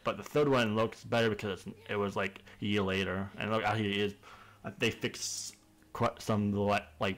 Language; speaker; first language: English; native; English